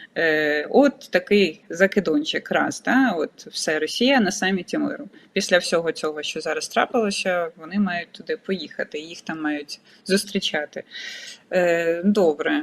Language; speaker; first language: Ukrainian; native; Ukrainian